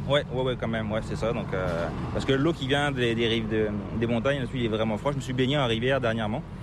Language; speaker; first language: French; native; French